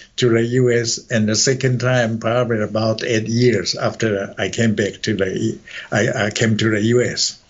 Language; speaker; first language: English; non-native, fluent; Chinese